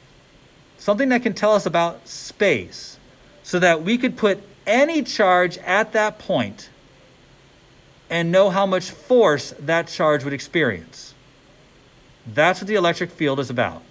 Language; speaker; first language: English; native; English